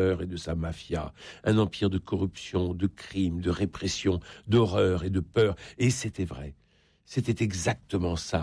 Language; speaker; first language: French; native; French